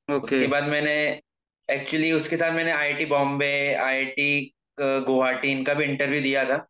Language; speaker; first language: Hindi; native; Hindi